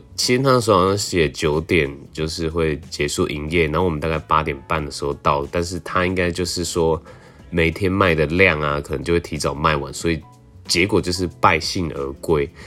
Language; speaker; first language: Chinese; native; Chinese